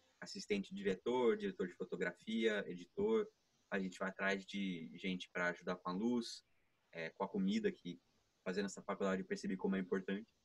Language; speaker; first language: Portuguese; early bilingual, heritage; Portuguese